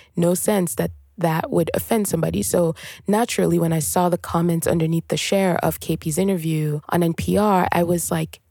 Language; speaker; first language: English; non-native, local second language; French